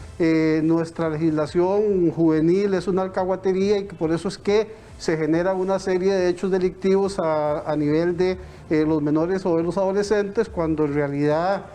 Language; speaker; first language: Spanish; native; Spanish